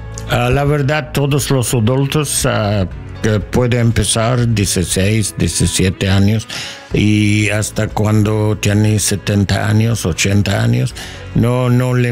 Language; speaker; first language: Spanish; non-native, learner; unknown